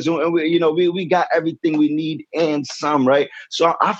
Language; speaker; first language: English; native; English